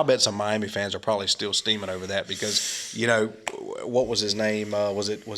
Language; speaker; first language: English; native; English